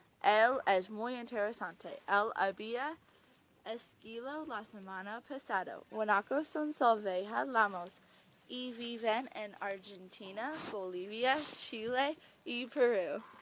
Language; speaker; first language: Spanish; non-native, learner; English